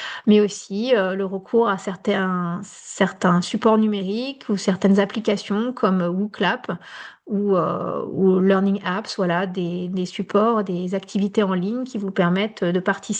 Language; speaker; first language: French; native; French